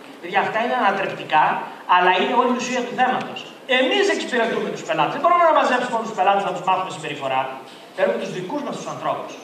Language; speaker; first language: Greek; native; Greek